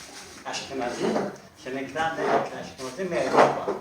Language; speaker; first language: Hebrew; non-native, fluent; Persian